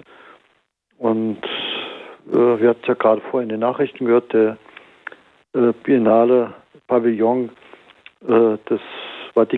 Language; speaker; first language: German; native; German